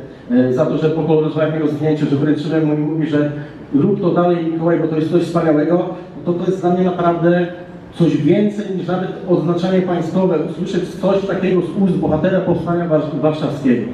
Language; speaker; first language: Polish; native; Polish